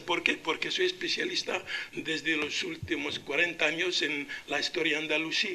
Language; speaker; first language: Spanish; non-native, local second language; Arabic